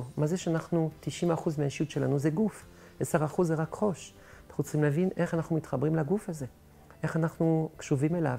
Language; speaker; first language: Hebrew; non-native, fluent; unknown